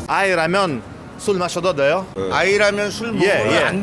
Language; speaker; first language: Korean; non-native, learner; Russian